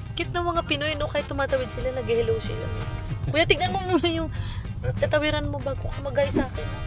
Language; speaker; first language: Filipino; native; Filipino